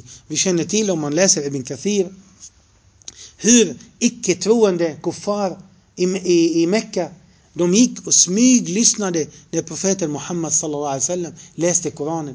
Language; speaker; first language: Swedish; non-native, fluent; Arabic